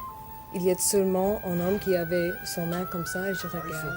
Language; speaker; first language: French; non-native, learner; English